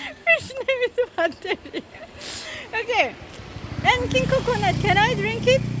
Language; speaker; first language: English; non-native, learner; Korean